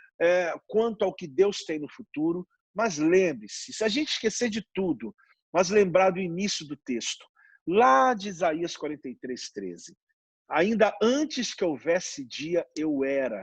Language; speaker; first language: Portuguese; native; Portuguese